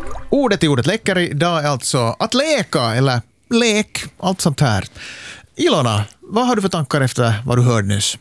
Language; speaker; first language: Swedish; native; Swedish